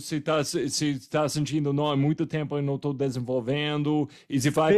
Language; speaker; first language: Portuguese; non-native, fluent; English